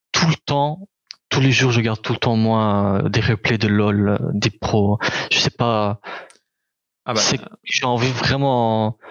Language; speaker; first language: French; native; French